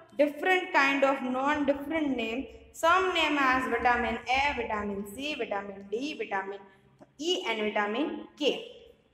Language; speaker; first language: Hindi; non-native, local second language; Gujarati